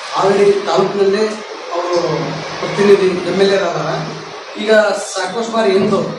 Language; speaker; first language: Kannada; non-native, local second language; Lambadi